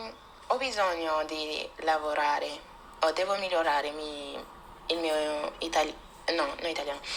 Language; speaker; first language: Italian; non-native, fluent; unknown